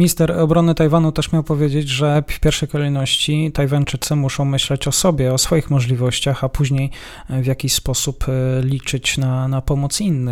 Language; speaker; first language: Polish; native; Polish